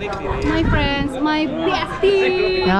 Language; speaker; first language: English; non-native, learner; Indonesian